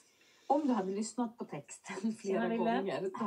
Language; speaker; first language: Swedish; non-native, fluent; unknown